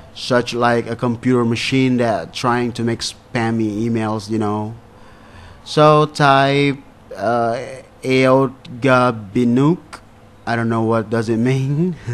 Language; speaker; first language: English; non-native, fluent; Indonesian